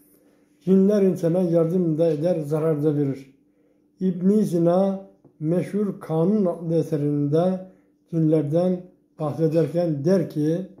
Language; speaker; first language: Turkish; native; Turkish